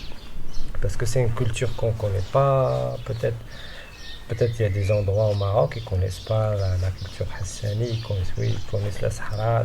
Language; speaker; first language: French; non-native, local second language; Arabic